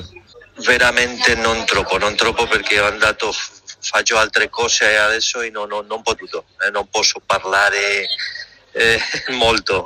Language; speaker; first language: Italian; non-native, learner; Spanish